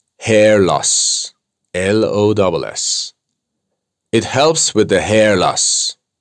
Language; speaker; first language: English; non-native, fluent; Persian